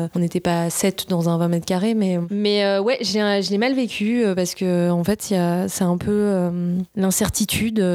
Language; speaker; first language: French; native; French